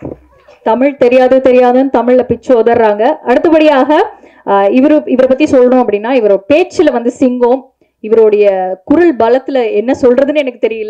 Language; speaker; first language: Tamil; native; Tamil